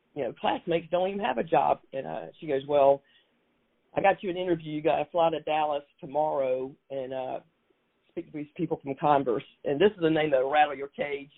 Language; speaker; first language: English; native; English